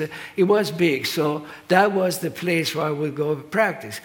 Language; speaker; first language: English; non-native, fluent; Spanish